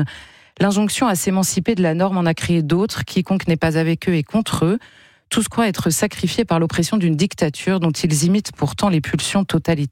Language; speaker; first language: French; native; French